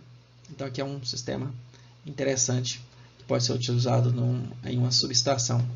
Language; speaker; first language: Portuguese; native; Portuguese